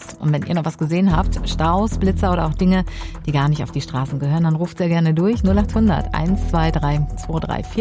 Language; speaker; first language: German; native; German